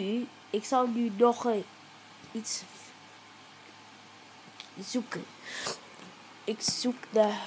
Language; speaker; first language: Dutch; early bilingual, heritage; Dutch